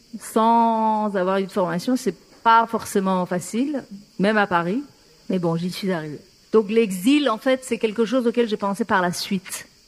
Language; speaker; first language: French; non-native, fluent; Persian